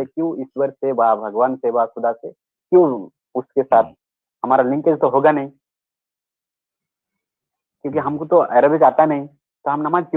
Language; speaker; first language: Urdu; non-native, local second language; Bangla